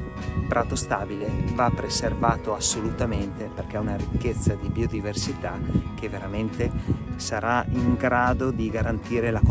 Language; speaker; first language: Italian; native; Italian